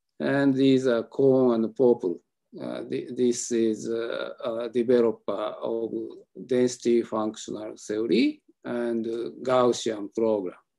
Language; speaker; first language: English; non-native, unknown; Japanese